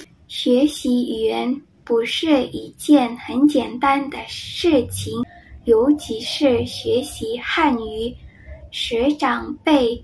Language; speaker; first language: Chinese; non-native, fluent; Indonesian